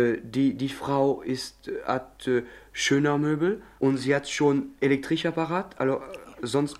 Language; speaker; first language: German; non-native, learner; French